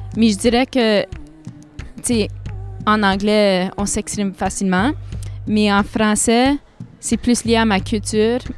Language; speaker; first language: French; native; French